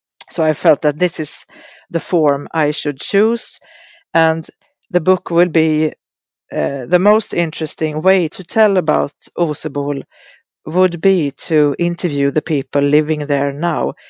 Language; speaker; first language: English; non-native, fluent; Swedish